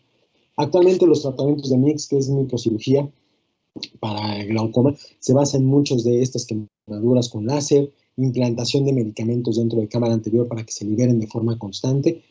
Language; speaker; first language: Spanish; native; Spanish